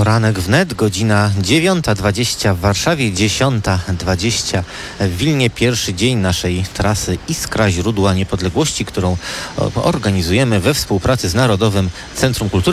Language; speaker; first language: Polish; native; Polish